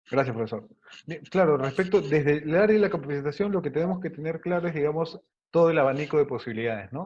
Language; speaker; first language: Spanish; native; Spanish